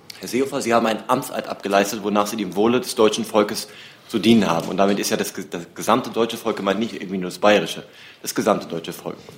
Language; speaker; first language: German; native; German